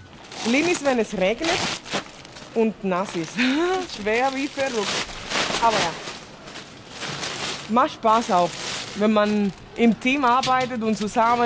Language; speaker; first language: German; non-native, fluent; Spanish